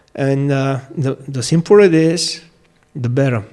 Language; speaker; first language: English; non-native, fluent; Bulgarian